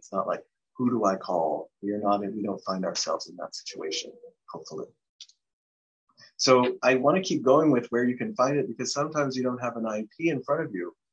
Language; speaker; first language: English; early bilingual, other home language; Spanish